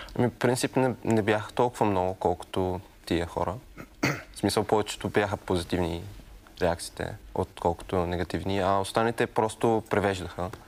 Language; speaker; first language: Bulgarian; early bilingual, other home language; Arabic